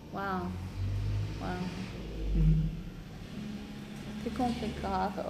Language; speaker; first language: Spanish; non-native, fluent; English